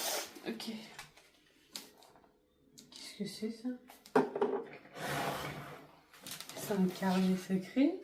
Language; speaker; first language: French; native; French